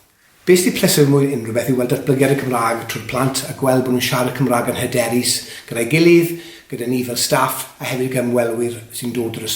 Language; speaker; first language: Welsh; native; Welsh